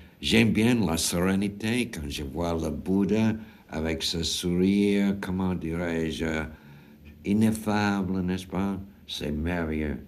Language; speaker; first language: French; non-native, fluent; English